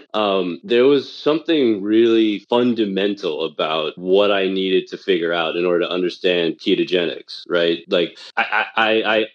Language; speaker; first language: English; early bilingual, other home language; Chinese